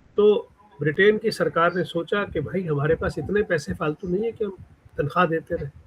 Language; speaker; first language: Hindi; non-native, local second language; Punjabi